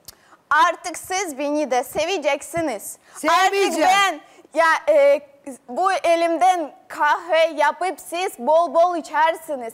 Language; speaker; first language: Turkish; non-native, learner; Russian